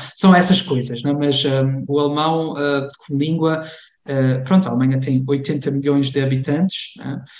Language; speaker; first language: Portuguese; early bilingual, heritage; German